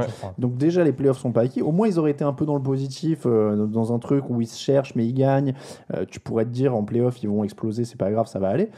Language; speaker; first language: French; native; French